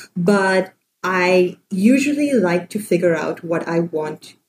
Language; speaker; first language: English; non-native, local second language; Sinhala